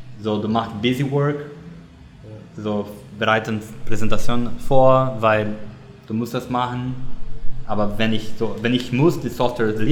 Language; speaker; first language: German; non-native, learner; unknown